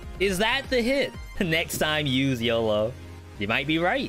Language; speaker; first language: English; native; English